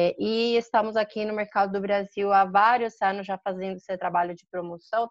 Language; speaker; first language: Portuguese; non-native, fluent; Spanish